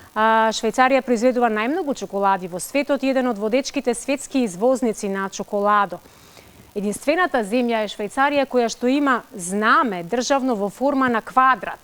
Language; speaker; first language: Macedonian; native; Macedonian